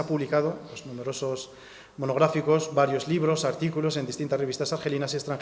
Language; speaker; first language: Spanish; native; Spanish